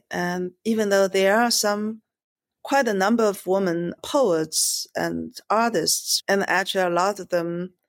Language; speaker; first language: English; non-native, fluent; Chinese